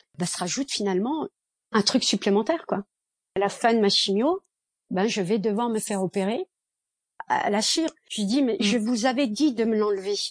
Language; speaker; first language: French; early bilingual, other home language; Kabyle